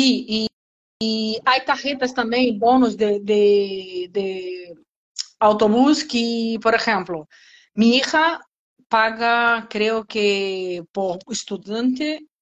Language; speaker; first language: Spanish; non-native, learner; Portuguese